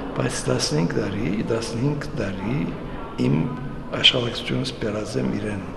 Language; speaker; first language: Armenian; early bilingual, heritage; Armenian